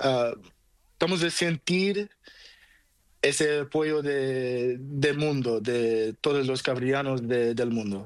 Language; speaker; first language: Spanish; non-native, learner; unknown